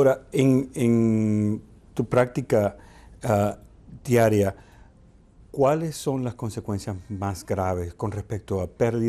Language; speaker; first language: Spanish; native; Spanish